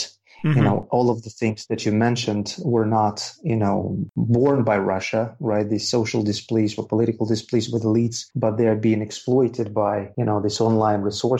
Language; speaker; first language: English; non-native, fluent; Russian